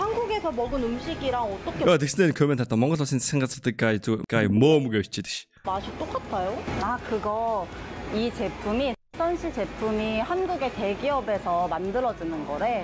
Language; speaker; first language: Korean; non-native, fluent; Mongolian